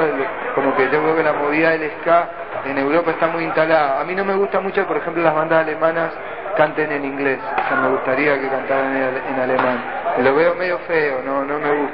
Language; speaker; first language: Spanish; native; Spanish